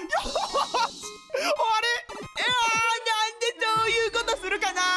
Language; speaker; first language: Japanese; native; Japanese